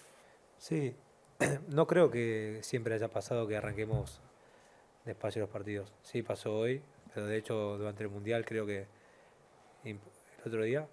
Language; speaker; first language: Spanish; native; Spanish